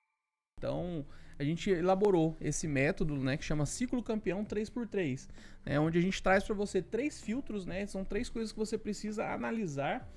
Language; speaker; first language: Portuguese; native; Portuguese